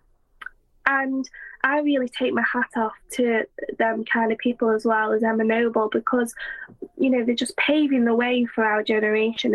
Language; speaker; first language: English; native; English